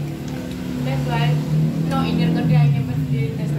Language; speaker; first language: English; non-native, learner; Indonesian